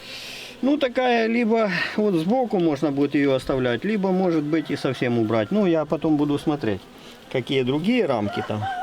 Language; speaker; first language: Russian; native; Russian